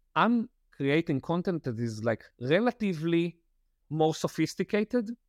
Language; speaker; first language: English; non-native, fluent; Italian